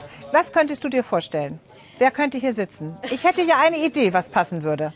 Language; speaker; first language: German; native; German